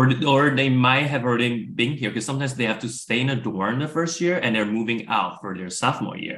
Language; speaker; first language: English; non-native, fluent; Chinese